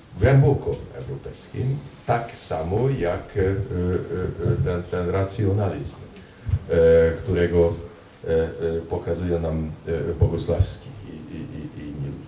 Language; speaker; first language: Polish; non-native, fluent; Hungarian